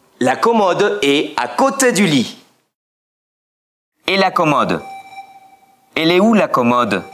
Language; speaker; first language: French; non-native, fluent; Spanish